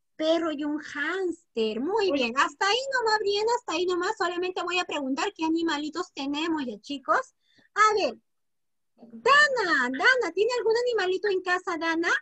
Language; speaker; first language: Spanish; native; Spanish